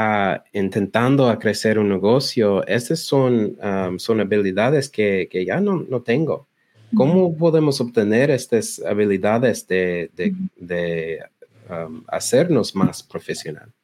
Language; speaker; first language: Spanish; non-native, learner; English